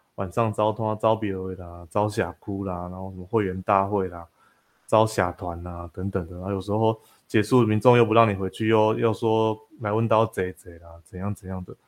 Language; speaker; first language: Chinese; native; Chinese